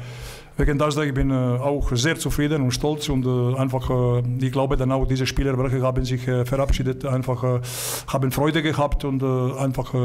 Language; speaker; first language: German; non-native, learner; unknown